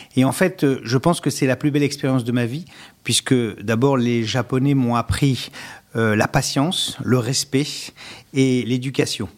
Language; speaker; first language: French; native; French